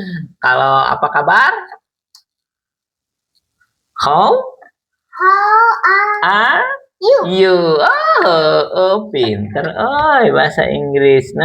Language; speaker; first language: Indonesian; non-native, local second language; Sundanese